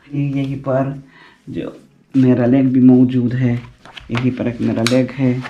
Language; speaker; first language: Hindi; non-native, fluent; Russian